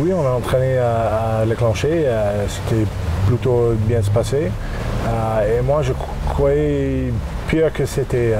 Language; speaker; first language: French; non-native, learner; English